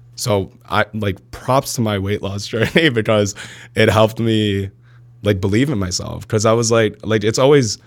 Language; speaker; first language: English; early bilingual, other home language; Arabic